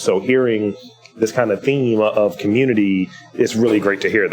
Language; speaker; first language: English; native; English